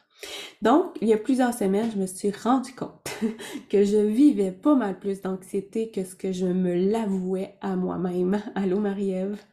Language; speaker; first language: French; native; French